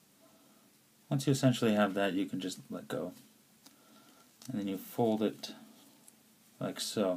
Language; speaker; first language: English; native; English